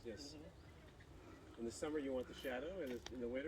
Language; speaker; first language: English; native; English